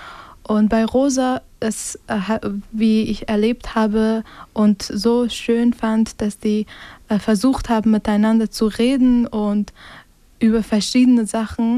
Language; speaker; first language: German; non-native, fluent; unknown